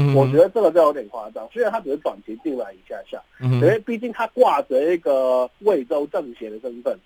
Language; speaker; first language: Chinese; non-native, fluent; Cantonese